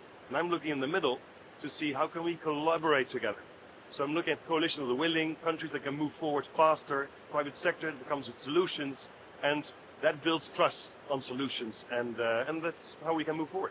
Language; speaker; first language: English; non-native, fluent; Dutch